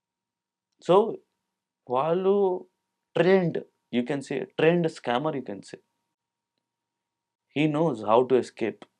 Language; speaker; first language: Telugu; non-native, local second language; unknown